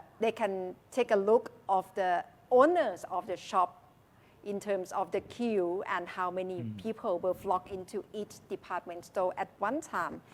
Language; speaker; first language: English; non-native, fluent; Thai